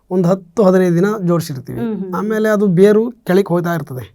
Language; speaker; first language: Kannada; native; Kannada